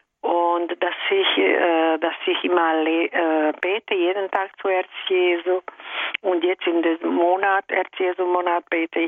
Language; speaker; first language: German; non-native, fluent; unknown